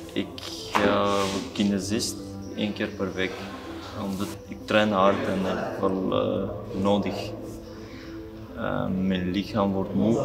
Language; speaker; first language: Dutch; non-native, learner; Armenian